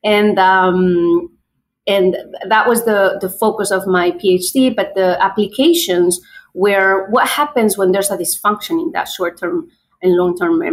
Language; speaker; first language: English; non-native, fluent; Spanish